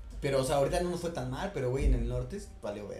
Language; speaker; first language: Spanish; native; Spanish